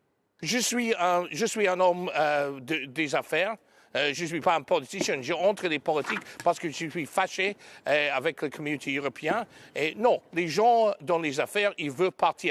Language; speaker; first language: French; non-native, learner; English